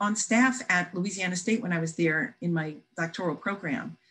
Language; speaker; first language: English; native; English